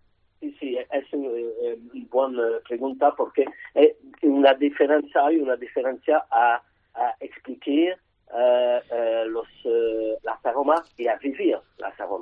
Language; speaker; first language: Spanish; non-native, learner; French